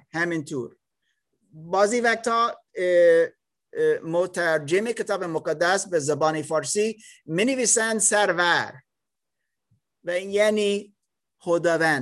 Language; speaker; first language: Persian; non-native, learner; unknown